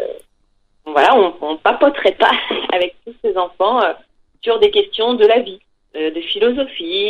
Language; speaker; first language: French; native; French